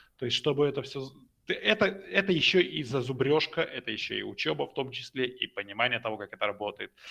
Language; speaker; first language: Russian; native; Russian